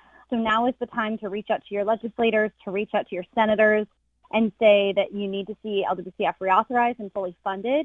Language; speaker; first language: English; native; English